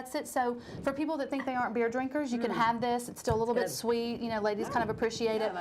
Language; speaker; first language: English; native; English